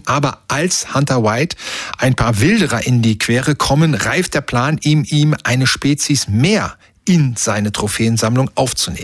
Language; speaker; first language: German; native; German